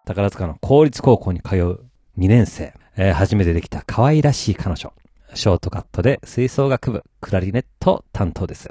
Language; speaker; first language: Japanese; native; Japanese